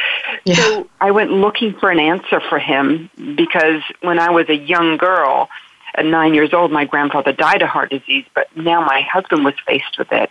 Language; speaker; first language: English; native; English